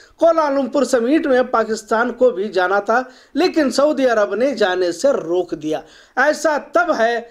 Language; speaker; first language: Urdu; native; Urdu